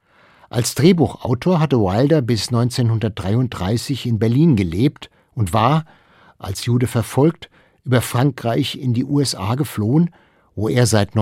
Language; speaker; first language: German; native; German